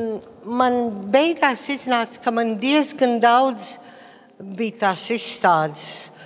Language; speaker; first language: Latvian; early bilingual, heritage; Latvian